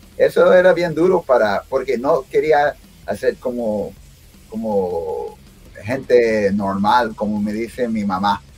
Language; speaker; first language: Spanish; early bilingual, heritage; Spanish